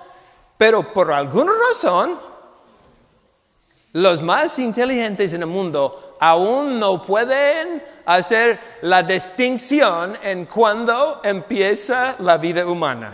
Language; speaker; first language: Spanish; non-native, fluent; English